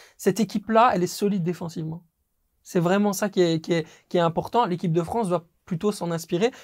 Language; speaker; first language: French; native; French